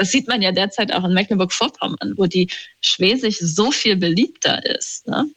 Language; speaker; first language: German; native; German